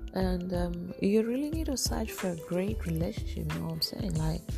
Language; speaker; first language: English; non-native, local second language; Swahili